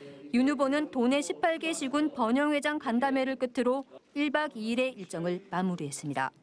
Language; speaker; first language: Korean; native; Korean